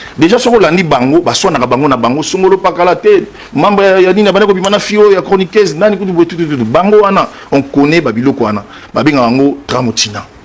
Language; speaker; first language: Lingala; native; Lingala